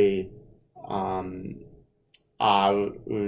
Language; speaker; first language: Italian; non-native, fluent; English